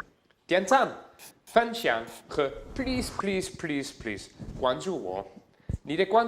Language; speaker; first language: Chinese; non-native, learner; German